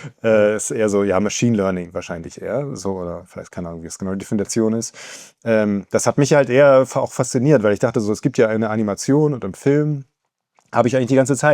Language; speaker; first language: German; native; German